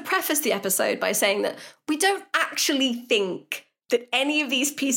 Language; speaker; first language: English; native; English